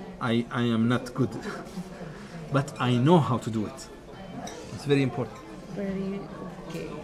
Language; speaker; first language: English; non-native, fluent; Arabic